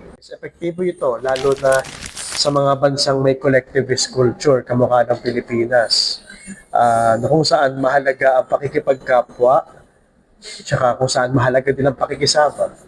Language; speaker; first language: Filipino; native; Filipino